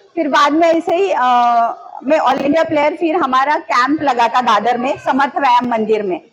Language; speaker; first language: Hindi; non-native, local second language; Marathi